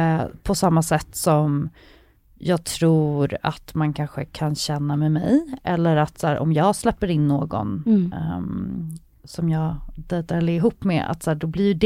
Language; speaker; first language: Swedish; native; Swedish